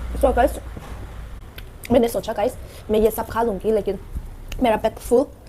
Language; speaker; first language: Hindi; non-native, local second language; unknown